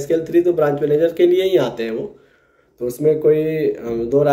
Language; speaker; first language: Hindi; native; Hindi